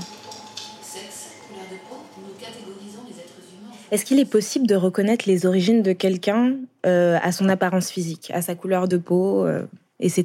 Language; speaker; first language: French; native; French